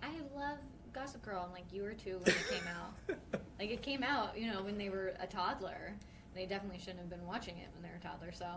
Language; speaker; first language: English; native; English